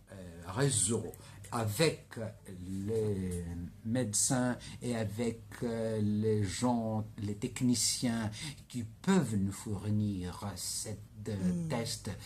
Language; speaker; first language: French; non-native, fluent; Greek